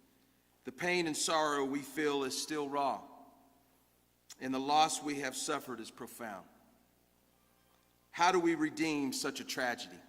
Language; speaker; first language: English; native; English